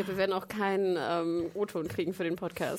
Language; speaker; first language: German; native; German